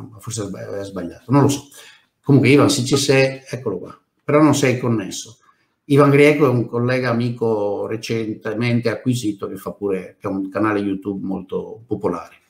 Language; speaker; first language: Italian; native; Italian